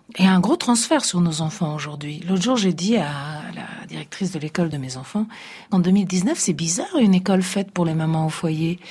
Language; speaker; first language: French; early bilingual, other home language; Italian